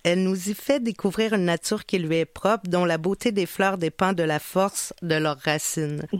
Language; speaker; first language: French; native; French